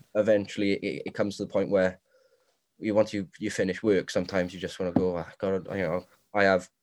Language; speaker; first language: English; native; English